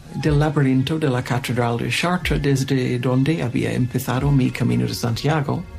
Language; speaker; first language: Spanish; non-native, fluent; English